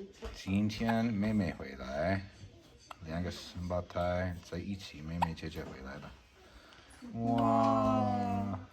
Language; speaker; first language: Chinese; non-native, learner; English